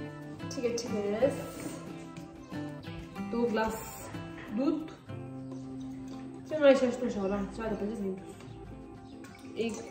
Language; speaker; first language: Hindi; non-native, local second language; Tibetan